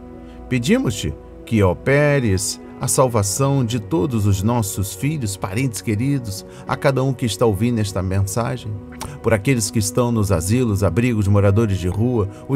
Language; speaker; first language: Portuguese; native; Portuguese